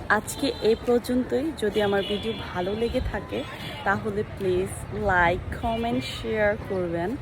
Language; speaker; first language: Bangla; early bilingual, heritage; Bangla